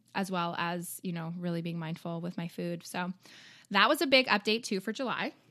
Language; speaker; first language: English; native; English